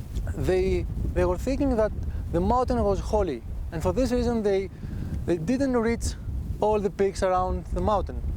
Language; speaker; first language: English; non-native, learner; Greek